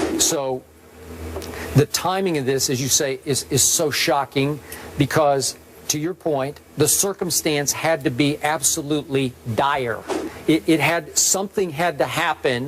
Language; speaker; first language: English; native; English